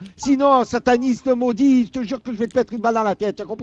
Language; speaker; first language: French; native; French